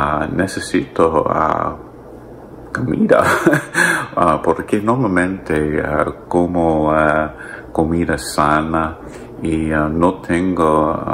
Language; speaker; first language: Spanish; non-native, learner; English